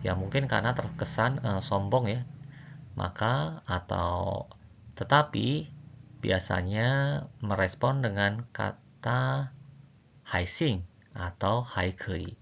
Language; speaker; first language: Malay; non-native, fluent; Chinese